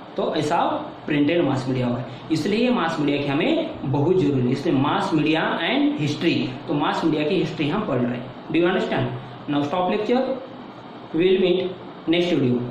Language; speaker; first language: Hindi; non-native, local second language; Marathi